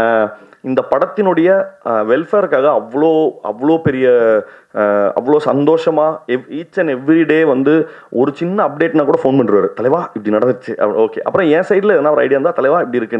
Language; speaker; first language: Tamil; native; Tamil